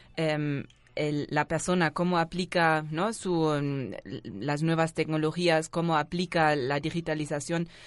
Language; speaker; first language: Spanish; non-native, fluent; German